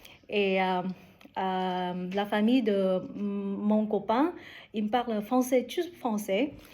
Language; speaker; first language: French; non-native, learner; Vietnamese